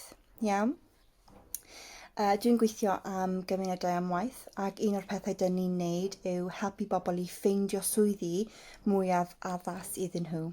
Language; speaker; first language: Welsh; non-native, local second language; English